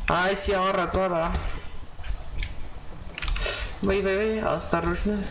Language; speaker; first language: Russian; non-native, learner; Armenian